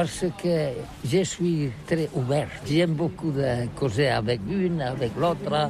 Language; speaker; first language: French; non-native, learner; Catalan